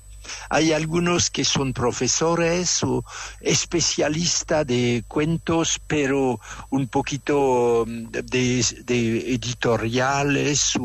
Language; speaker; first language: Spanish; non-native, fluent; French